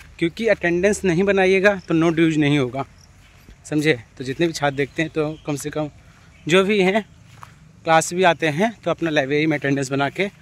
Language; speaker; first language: Hindi; native; Hindi